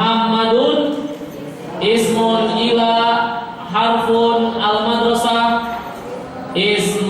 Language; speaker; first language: Arabic; non-native, fluent; Indonesian